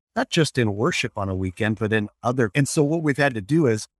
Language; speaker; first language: English; native; English